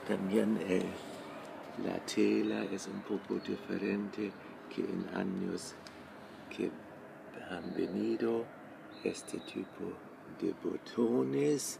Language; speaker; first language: Spanish; non-native, fluent; German